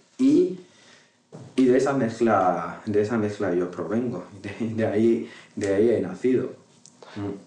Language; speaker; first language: Spanish; non-native, local second language; Arabic